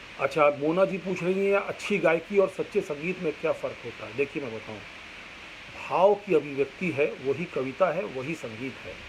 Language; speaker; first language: Hindi; non-native, local second language; Bangla